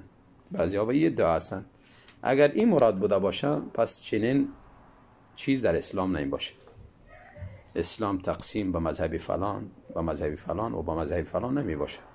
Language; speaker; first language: Persian; native; Persian